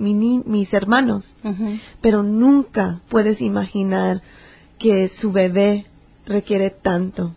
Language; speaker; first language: Spanish; early bilingual, heritage; English